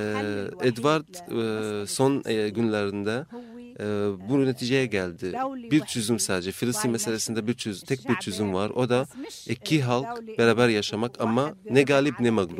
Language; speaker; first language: Turkish; non-native, fluent; Arabic